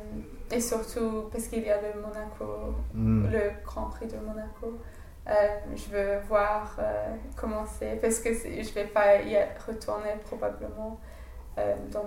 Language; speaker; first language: French; non-native, fluent; English